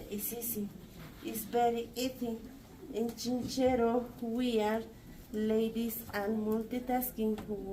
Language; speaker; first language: English; non-native, learner; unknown